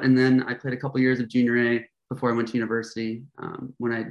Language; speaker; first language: English; native; English